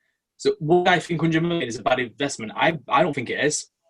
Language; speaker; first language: English; native; English